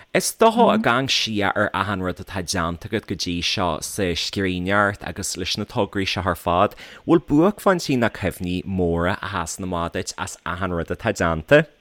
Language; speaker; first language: Irish; native; Irish